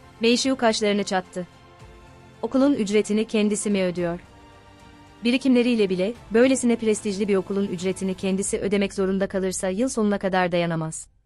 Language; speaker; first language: Turkish; native; Turkish